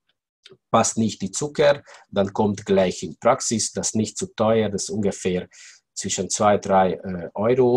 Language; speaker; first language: German; non-native, learner; Hungarian